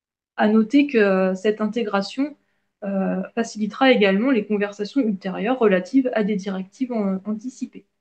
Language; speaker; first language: French; native; French